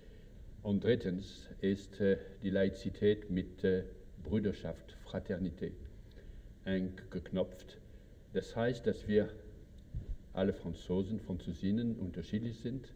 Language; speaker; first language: German; non-native, fluent; French